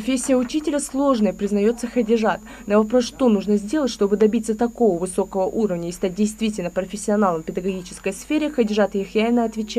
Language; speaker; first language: Russian; native; Russian